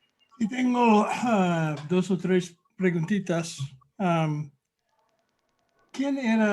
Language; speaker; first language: Spanish; non-native, fluent; English